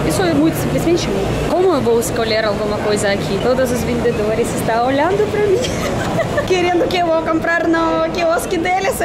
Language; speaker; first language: Portuguese; non-native, fluent; Russian